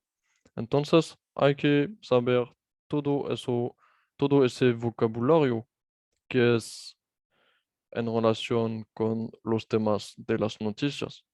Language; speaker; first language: Spanish; non-native, fluent; French